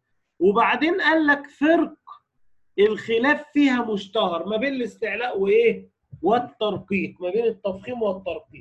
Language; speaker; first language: Arabic; native; Arabic